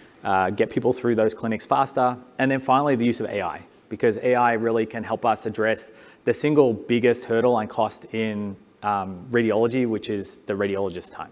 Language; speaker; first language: English; native; English